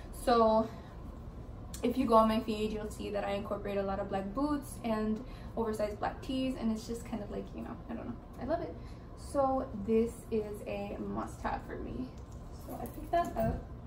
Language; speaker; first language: English; early bilingual, other home language; Spanish